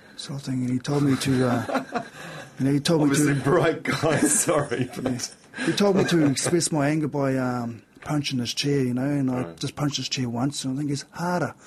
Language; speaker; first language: English; native; English